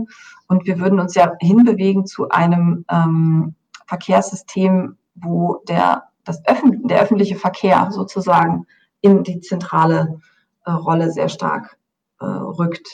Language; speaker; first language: German; native; German